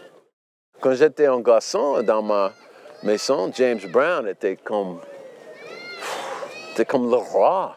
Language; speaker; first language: French; non-native, learner; English